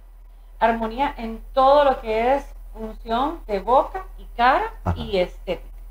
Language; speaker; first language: Spanish; native; Spanish